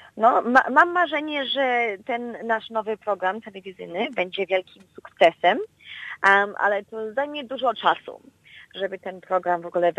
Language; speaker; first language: Polish; early bilingual, heritage; Polish